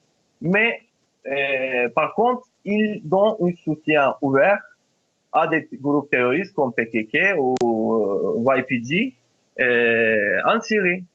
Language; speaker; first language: French; non-native, fluent; Turkish